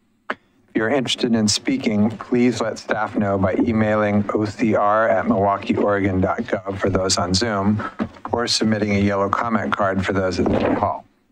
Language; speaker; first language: English; native; English